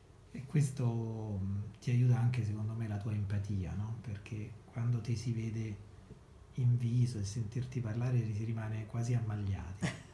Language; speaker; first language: Italian; native; Italian